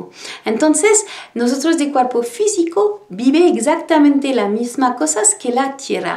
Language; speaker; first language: Spanish; non-native, learner; French